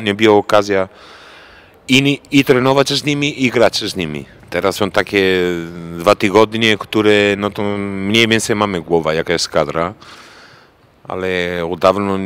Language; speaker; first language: Polish; non-native, fluent; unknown